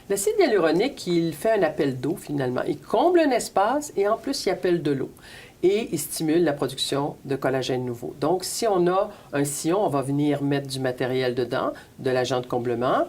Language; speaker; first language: French; native; French